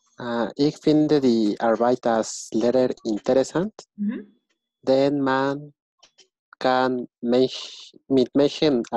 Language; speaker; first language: German; non-native, learner; Spanish